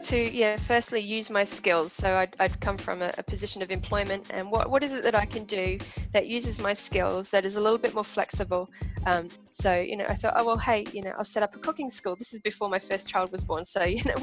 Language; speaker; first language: English; native; English